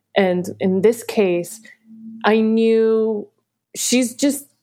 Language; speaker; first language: English; early bilingual, other home language; Spanish